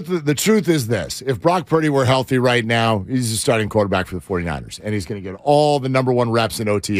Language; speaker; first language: English; native; English